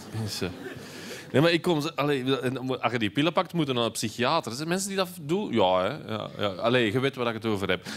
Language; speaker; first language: Dutch; native; Dutch